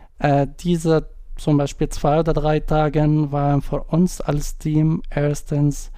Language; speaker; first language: German; non-native, learner; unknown